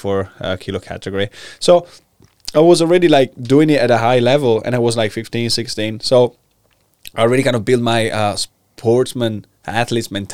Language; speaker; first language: English; non-native, fluent; Italian